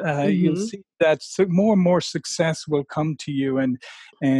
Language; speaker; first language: English; native; English